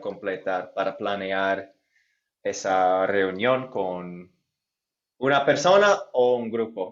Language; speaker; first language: Spanish; non-native, fluent; English